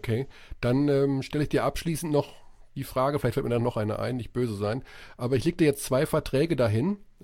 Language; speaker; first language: German; native; German